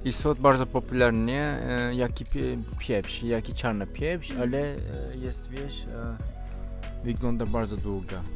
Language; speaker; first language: Polish; non-native, learner; Turkish